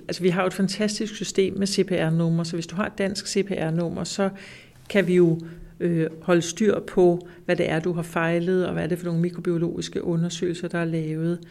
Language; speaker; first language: Danish; native; Danish